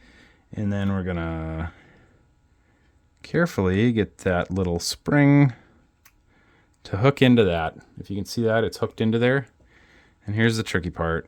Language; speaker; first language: English; native; English